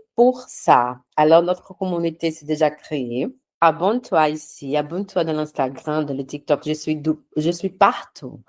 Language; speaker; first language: French; non-native, fluent; Portuguese